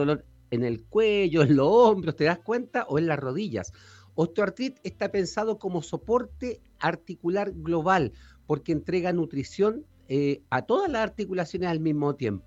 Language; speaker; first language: Spanish; native; Spanish